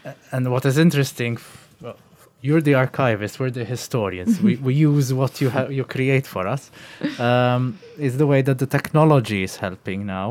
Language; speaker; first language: English; non-native, local second language; Maltese